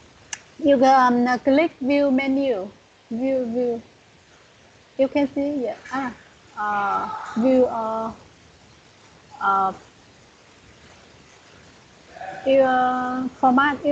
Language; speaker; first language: English; non-native, learner; Vietnamese